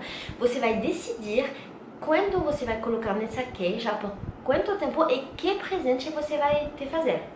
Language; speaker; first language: Portuguese; non-native, learner; French